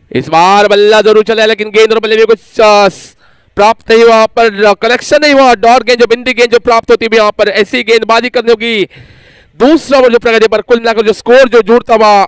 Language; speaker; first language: Hindi; native; Hindi